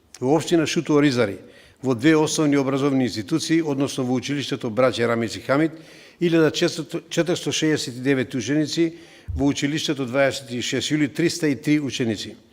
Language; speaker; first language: Macedonian; non-native, local second language; Romany